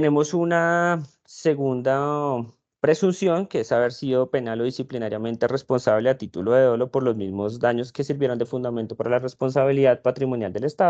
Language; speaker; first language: Spanish; native; Spanish